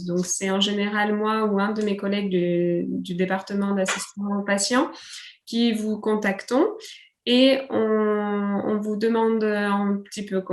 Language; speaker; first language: French; native; French